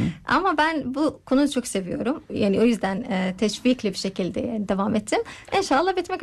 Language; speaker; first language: Turkish; non-native, learner; Arabic